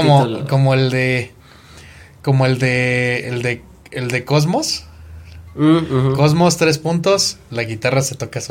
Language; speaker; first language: Spanish; native; Spanish